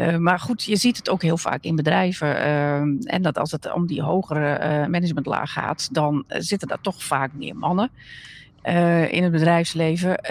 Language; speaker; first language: Dutch; native; Dutch